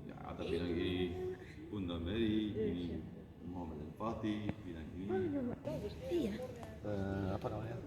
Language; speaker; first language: Indonesian; non-native, learner; Turkish